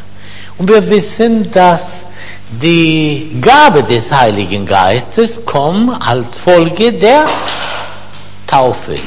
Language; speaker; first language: German; non-native, fluent; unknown